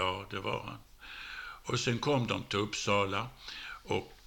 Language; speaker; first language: Swedish; native; Swedish